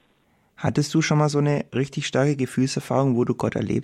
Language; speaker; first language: German; native; German